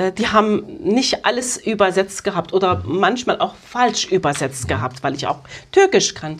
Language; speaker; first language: German; early bilingual, other home language; Kurdish